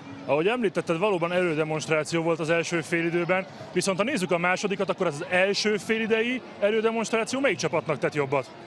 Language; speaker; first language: Hungarian; native; Hungarian